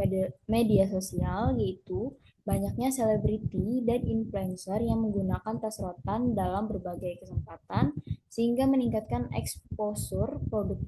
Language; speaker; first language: Indonesian; native; Indonesian